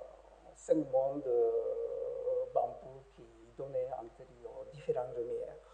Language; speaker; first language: French; non-native, learner; Japanese